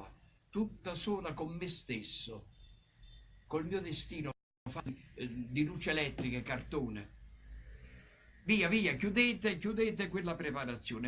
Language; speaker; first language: Italian; native; Italian